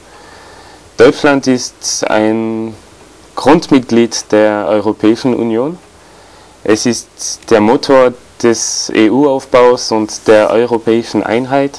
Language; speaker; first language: German; non-native, fluent; French